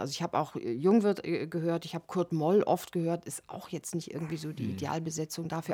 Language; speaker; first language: German; native; German